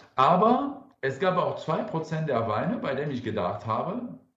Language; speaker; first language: German; non-native, fluent; French